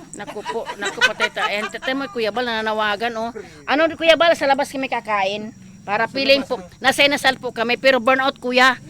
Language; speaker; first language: Filipino; non-native, local second language; Masbatenyo